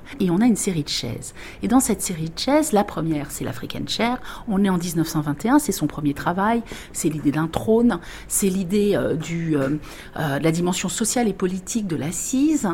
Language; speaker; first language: French; native; French